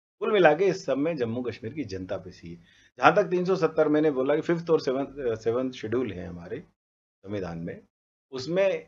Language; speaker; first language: Hindi; native; Hindi